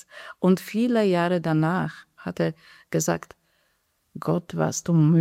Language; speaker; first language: German; non-native, fluent; Polish